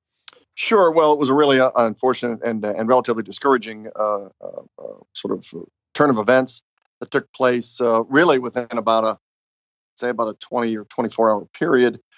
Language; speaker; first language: English; native; English